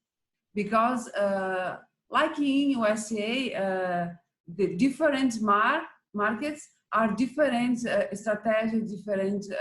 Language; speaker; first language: English; non-native, learner; Portuguese